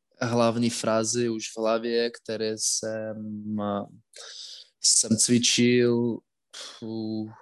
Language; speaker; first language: Czech; non-native, learner; Russian